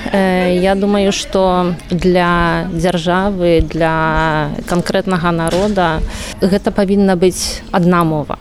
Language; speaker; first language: Belarusian; non-native, fluent; Polish